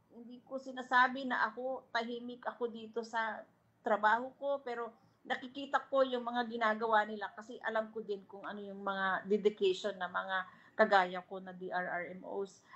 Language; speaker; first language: Filipino; non-native, local second language; Pangasinan